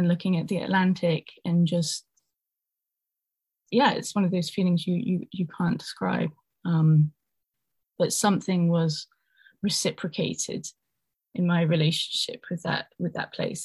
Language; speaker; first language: English; native; English